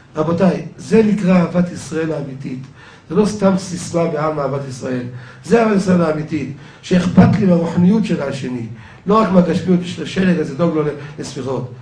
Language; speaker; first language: Hebrew; native; Hebrew